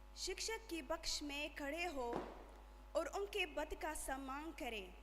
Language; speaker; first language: Hindi; non-native, learner; Arabic